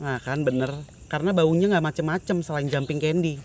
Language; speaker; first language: Indonesian; native; Indonesian